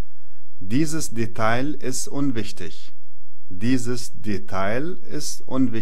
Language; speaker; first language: German; non-native, fluent; Arabic